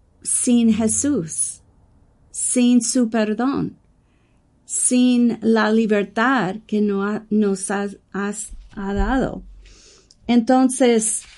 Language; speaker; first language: Spanish; non-native, learner; English